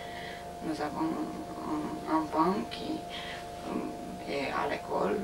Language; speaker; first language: French; non-native, learner; Romanian